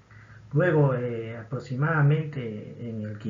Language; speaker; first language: Spanish; native; Spanish